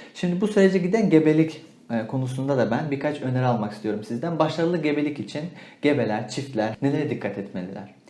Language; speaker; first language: Turkish; native; Turkish